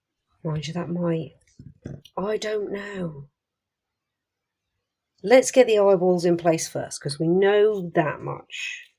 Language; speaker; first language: English; native; English